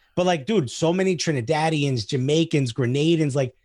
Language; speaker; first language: English; native; English